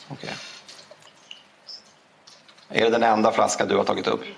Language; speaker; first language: Swedish; native; Swedish